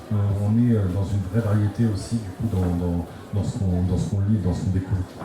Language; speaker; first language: French; native; French